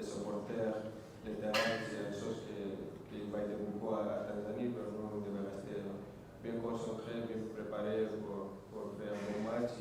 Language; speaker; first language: French; non-native, fluent; Spanish